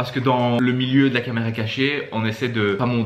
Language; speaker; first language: French; native; French